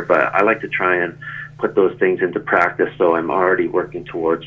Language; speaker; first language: English; native; English